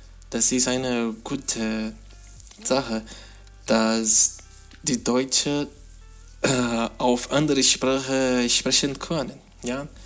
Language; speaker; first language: German; non-native, learner; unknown